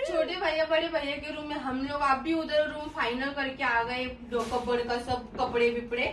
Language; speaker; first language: Hindi; non-native, local second language; Marathi